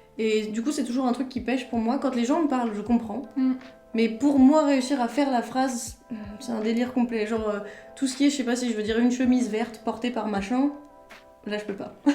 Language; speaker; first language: French; native; French